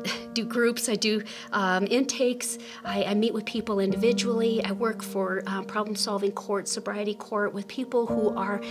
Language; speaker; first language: English; native; English